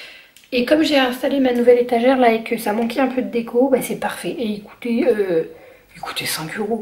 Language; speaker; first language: French; native; French